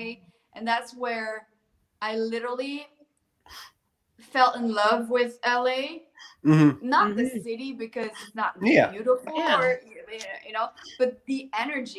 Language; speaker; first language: English; non-native, fluent; French